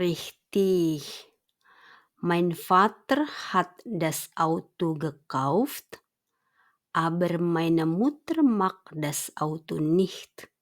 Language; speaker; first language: German; non-native, fluent; Indonesian